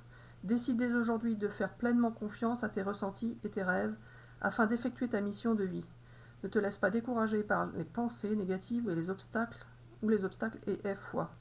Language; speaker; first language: French; native; French